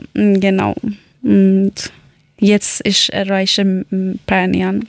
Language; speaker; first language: German; non-native, learner; Persian